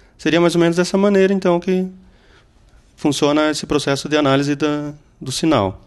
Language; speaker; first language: Portuguese; native; Portuguese